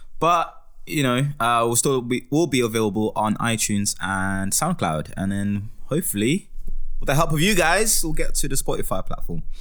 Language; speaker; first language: English; native; English